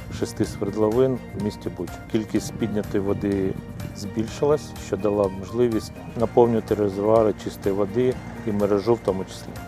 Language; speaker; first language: Ukrainian; native; Ukrainian